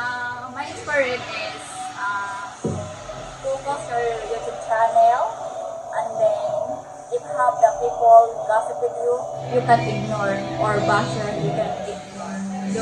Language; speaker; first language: English; non-native, learner; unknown